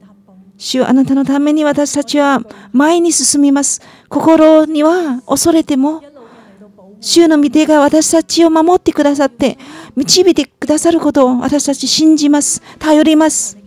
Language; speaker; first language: Japanese; non-native, fluent; Chinese